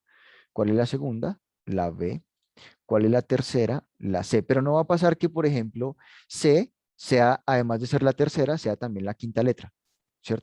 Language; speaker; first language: Spanish; native; Spanish